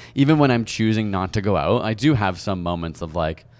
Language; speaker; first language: English; early bilingual, other home language; Hindi